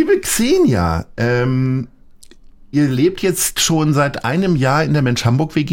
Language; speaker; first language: German; native; German